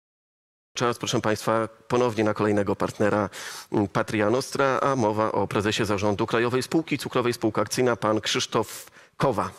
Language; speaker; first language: Polish; native; Polish